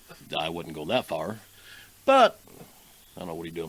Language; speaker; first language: English; native; English